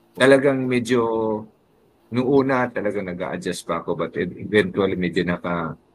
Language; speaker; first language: Filipino; native; Filipino